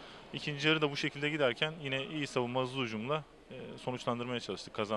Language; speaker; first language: Turkish; native; Turkish